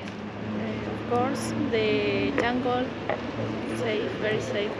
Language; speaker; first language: English; non-native, learner; Spanish